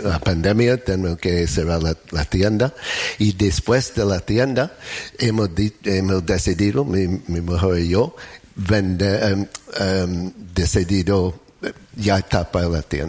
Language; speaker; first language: Spanish; non-native, learner; English